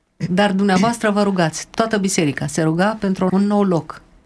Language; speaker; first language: Romanian; native; Romanian